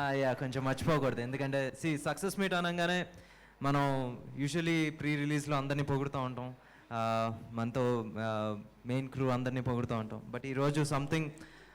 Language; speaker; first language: Telugu; native; Telugu